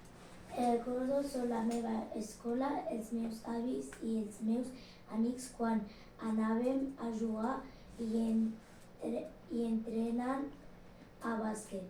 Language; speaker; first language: Catalan; non-native, learner; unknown